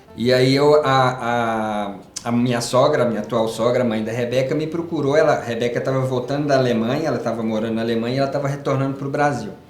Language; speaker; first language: Portuguese; native; Portuguese